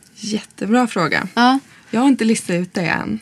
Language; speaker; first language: Swedish; native; Swedish